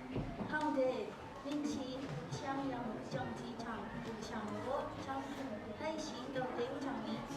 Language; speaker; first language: Chinese; non-native, learner; Indonesian